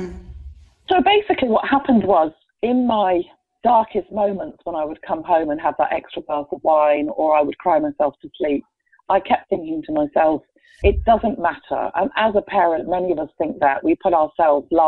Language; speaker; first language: English; native; English